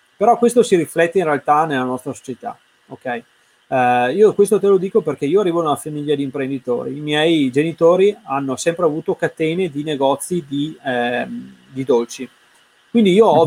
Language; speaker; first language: Italian; native; Italian